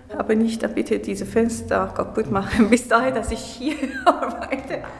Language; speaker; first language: German; non-native, learner; Persian